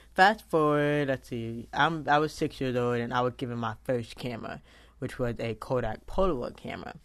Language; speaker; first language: English; native; English